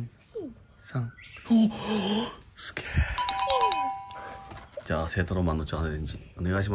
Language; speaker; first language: Japanese; native; Japanese